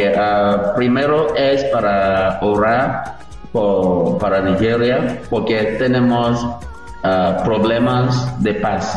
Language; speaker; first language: Spanish; non-native, learner; English